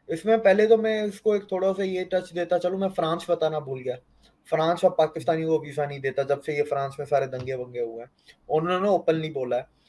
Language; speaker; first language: Hindi; native; Hindi